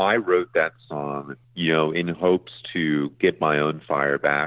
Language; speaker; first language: English; native; English